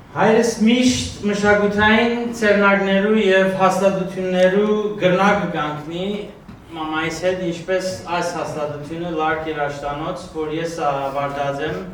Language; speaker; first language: Armenian; early bilingual, heritage; Armenian